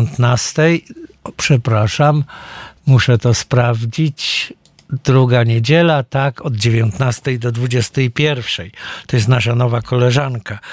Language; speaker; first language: Polish; native; Polish